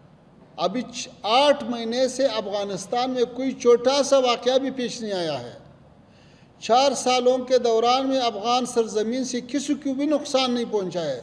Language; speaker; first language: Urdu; non-native, fluent; Pashto